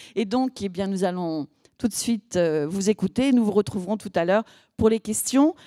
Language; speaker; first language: French; native; French